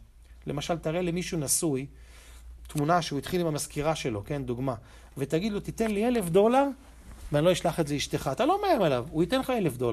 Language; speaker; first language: Hebrew; native; Hebrew